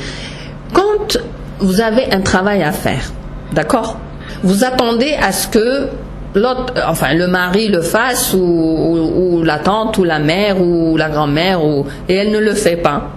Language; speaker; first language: French; non-native, local second language; Arabic